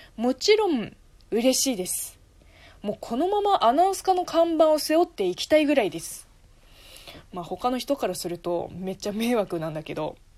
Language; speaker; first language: Japanese; non-native, fluent; Chinese